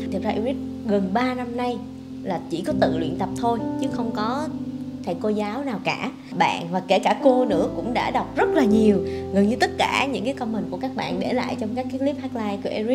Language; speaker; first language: Vietnamese; native; Vietnamese